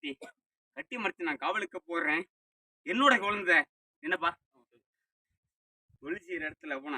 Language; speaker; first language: Tamil; native; Tamil